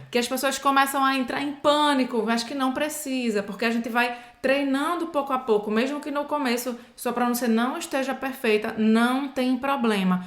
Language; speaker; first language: Portuguese; native; Portuguese